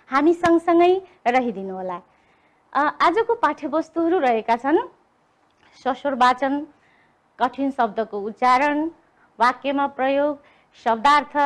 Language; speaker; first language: Nepali; native; Nepali